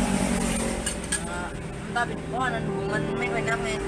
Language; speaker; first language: Thai; early bilingual, other home language; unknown